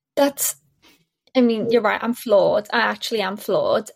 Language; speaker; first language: English; native; English